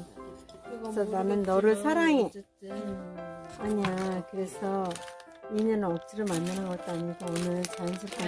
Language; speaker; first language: Korean; native; Korean